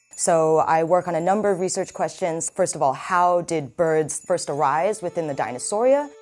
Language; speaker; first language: English; native; English